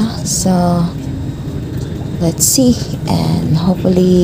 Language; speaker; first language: English; non-native, local second language; Filipino